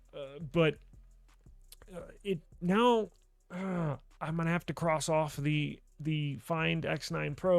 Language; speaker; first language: English; native; English